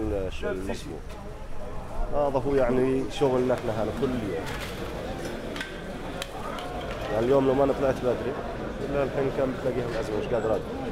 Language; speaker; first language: Arabic; native; Arabic